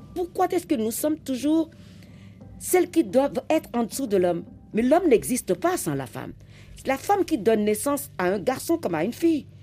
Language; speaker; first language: French; non-native, local second language; Fon